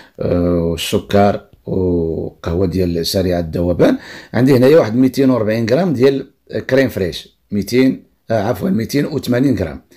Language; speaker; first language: Arabic; native; Arabic